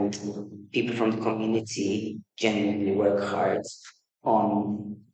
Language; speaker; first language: English; non-native, fluent; Maltese